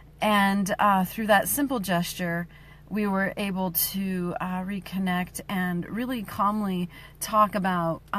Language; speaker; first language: English; native; English